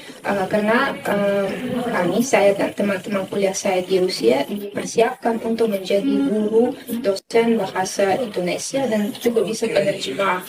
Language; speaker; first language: Indonesian; non-native, fluent; Russian